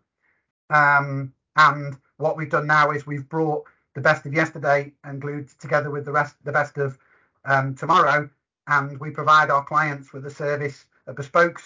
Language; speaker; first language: English; native; English